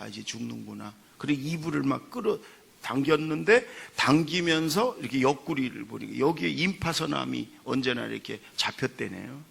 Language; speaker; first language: Korean; native; Korean